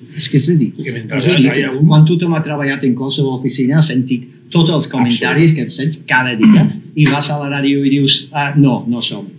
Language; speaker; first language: Catalan; non-native, fluent; English